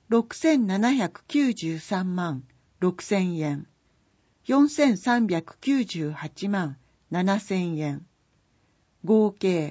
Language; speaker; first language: Japanese; native; Japanese